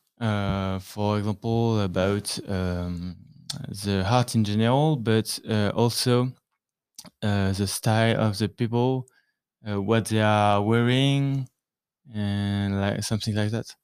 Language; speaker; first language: English; non-native, learner; French